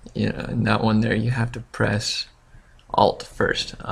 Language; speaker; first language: English; native; English